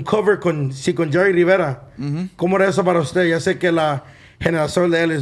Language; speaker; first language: Spanish; early bilingual, heritage; Spanish